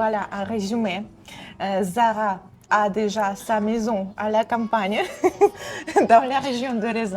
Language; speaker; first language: French; non-native, fluent; Russian